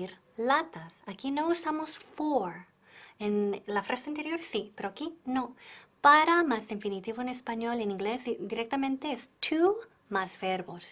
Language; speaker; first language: Spanish; non-native, fluent; English